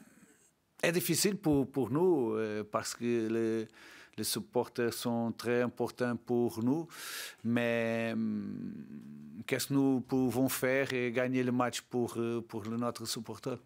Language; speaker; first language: French; non-native, learner; Portuguese